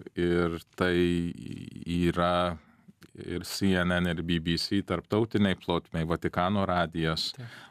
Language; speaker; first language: Lithuanian; early bilingual, heritage; Lithuanian